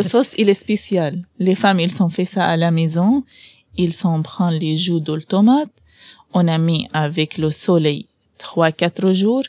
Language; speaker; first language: French; non-native, learner; Arabic